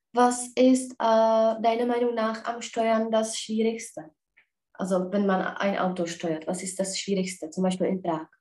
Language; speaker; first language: German; non-native, learner; Czech